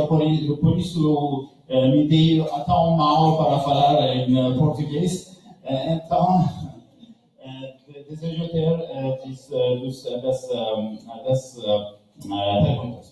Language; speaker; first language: Portuguese; non-native, learner; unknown